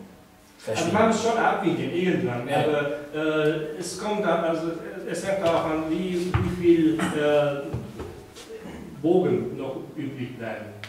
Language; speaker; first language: German; non-native, fluent; Japanese